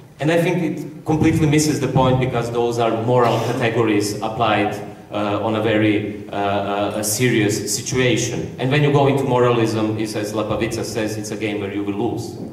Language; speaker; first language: English; non-native, fluent; Croatian